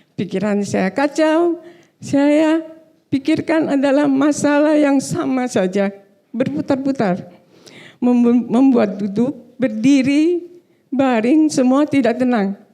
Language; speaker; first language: Indonesian; native; Indonesian